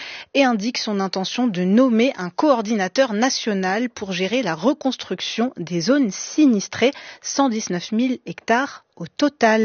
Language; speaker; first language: French; native; French